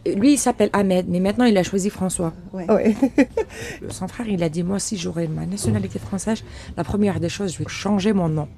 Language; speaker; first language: French; non-native, local second language; Arabic